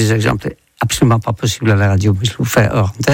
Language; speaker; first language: French; non-native, fluent; Dutch